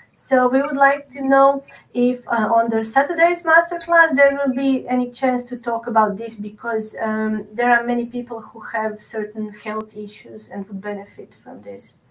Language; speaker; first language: English; non-native, fluent; Croatian